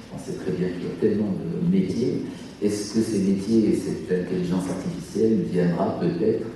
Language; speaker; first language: French; non-native, local second language; Arabic